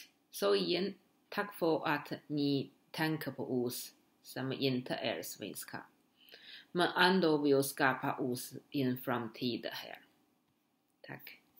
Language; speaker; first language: Swedish; non-native, fluent; Chinese